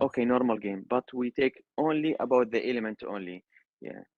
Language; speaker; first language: English; non-native, learner; Arabic